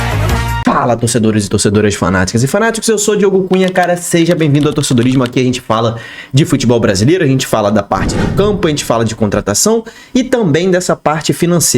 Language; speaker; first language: Portuguese; native; Portuguese